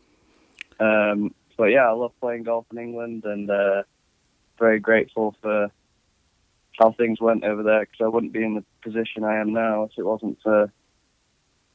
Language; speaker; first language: English; native; English